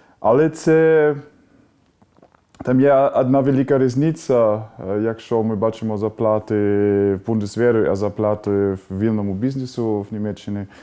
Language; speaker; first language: Ukrainian; non-native, learner; German